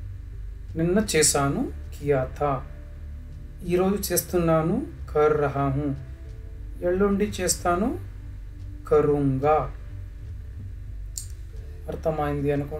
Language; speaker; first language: Hindi; non-native, learner; Telugu